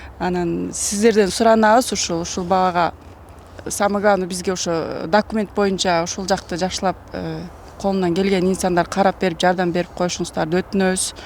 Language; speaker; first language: Kyrgyz; native; Kyrgyz